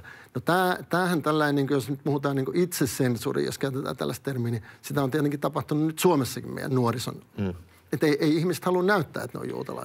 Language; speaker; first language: Finnish; early bilingual, other home language; Swedish